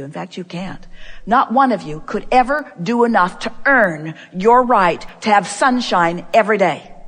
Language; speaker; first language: English; native; English